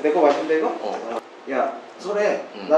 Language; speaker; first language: Korean; native; Korean